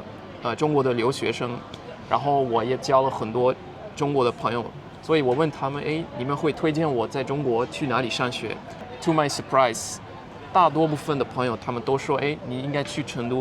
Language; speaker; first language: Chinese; non-native, fluent; Dutch